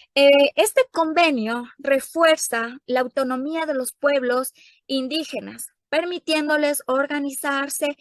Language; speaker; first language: Spanish; native; Spanish